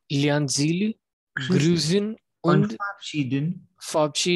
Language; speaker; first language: German; non-native, learner; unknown